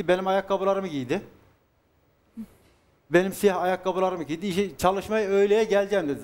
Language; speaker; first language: Turkish; native; Turkish